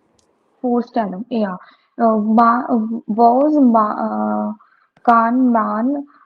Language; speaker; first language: German; non-native, learner; Hindi